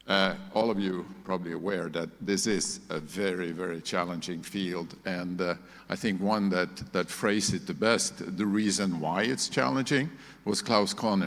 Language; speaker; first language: English; non-native, fluent; Swedish